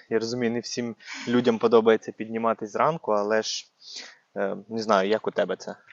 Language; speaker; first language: Ukrainian; native; Ukrainian